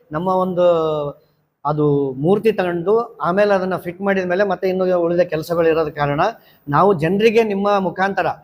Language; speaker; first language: Kannada; native; Kannada